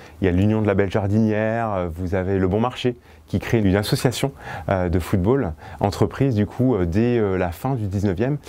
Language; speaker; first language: French; native; French